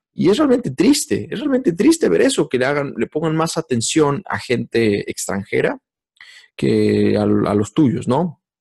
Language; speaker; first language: Spanish; native; Spanish